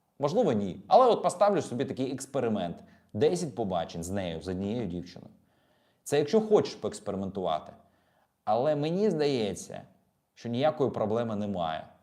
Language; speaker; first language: Ukrainian; native; Ukrainian